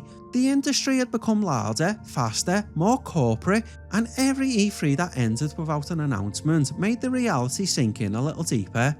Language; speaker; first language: English; native; English